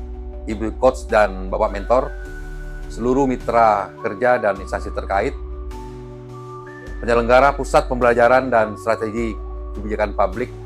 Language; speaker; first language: Indonesian; native; Indonesian